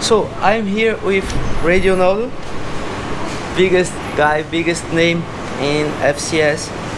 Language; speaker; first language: English; non-native, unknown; Portuguese